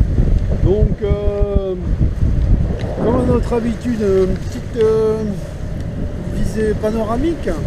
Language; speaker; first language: French; native; French